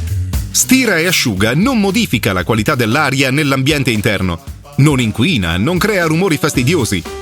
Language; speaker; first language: Italian; native; Italian